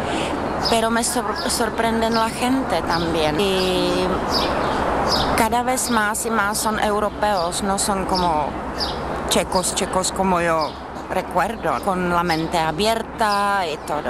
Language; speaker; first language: Spanish; non-native, fluent; Czech